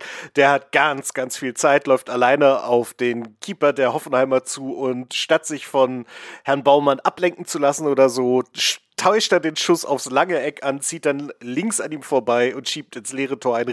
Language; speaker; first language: German; native; German